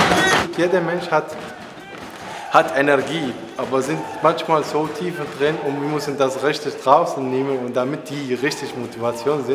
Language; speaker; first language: German; non-native, learner; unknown